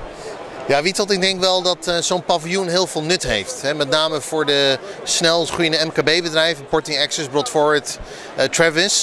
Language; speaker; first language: Dutch; native; Dutch